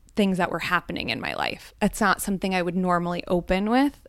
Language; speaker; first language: English; early bilingual, other home language; Gujarati